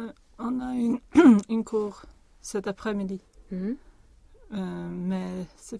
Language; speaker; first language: French; non-native, learner; Swedish